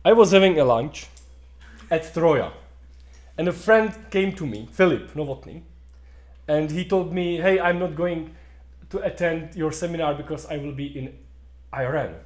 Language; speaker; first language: English; non-native, fluent; Czech